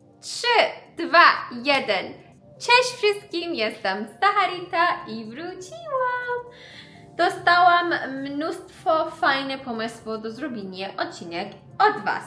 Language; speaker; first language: Polish; non-native, learner; Persian